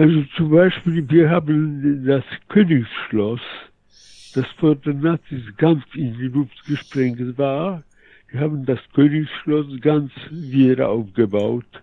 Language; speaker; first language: German; early bilingual, heritage; Polish